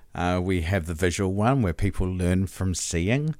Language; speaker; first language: English; native; English